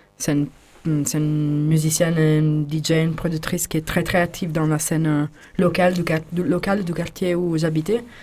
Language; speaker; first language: French; non-native, fluent; Italian